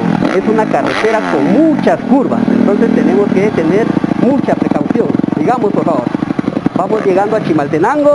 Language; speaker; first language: Spanish; native; Spanish